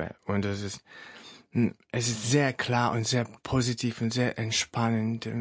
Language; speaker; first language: German; non-native, fluent; Russian